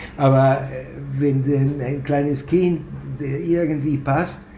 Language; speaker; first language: German; non-native, fluent; Spanish